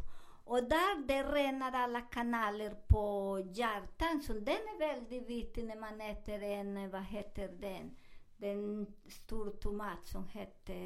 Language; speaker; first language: Swedish; non-native, fluent; Spanish